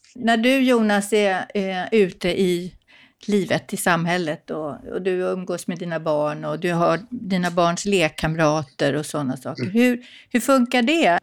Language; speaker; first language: Swedish; native; Swedish